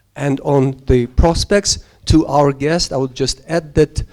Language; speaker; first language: English; non-native, fluent; Georgian